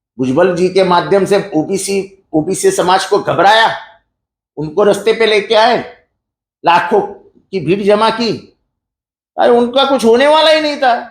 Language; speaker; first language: Hindi; non-native, local second language; Marathi